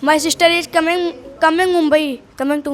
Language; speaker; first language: English; non-native, learner; Hindi